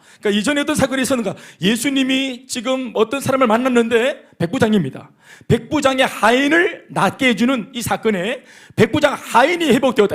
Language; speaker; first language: Korean; native; Korean